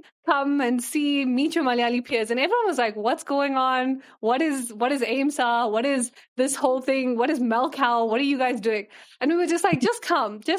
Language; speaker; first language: English; early bilingual, other home language; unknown